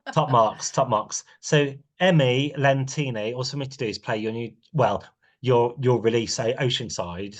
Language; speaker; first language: English; native; English